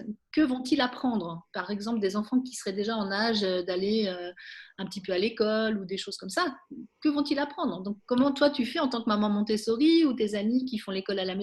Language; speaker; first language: French; native; French